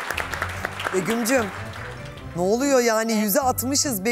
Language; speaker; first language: Turkish; native; Turkish